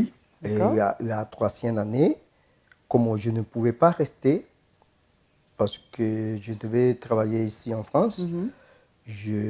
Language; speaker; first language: French; non-native, fluent; Spanish